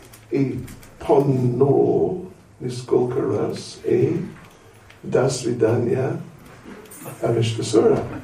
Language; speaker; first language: Russian; non-native, learner; English